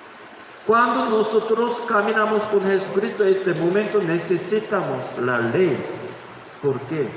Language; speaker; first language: Spanish; non-native, learner; Korean